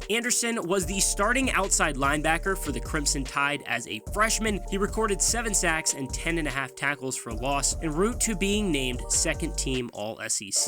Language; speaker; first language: English; native; English